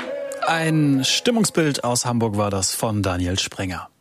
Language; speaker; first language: German; native; German